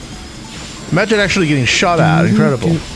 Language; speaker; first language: English; native; English